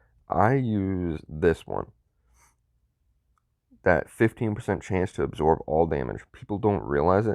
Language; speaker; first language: English; native; English